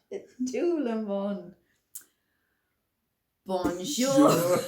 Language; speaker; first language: French; non-native, learner; English